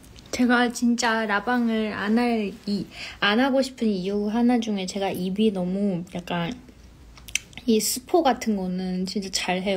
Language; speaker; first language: Korean; non-native, fluent; Chinese